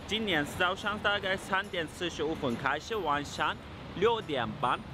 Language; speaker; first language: Chinese; non-native, fluent; Turkish